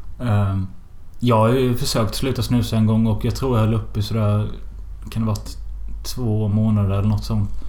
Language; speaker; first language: Swedish; native; Swedish